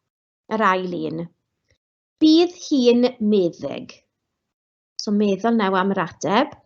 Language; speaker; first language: Welsh; non-native, local second language; English